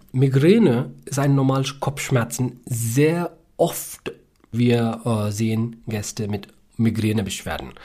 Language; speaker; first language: German; non-native, learner; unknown